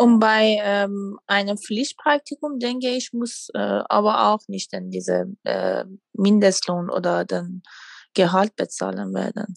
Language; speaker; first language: German; non-native, fluent; Persian